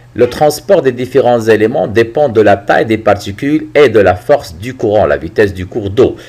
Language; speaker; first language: French; non-native, local second language; Arabic